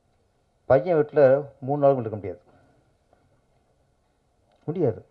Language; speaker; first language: Tamil; native; Tamil